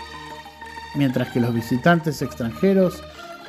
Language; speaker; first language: Spanish; non-native, fluent; Indonesian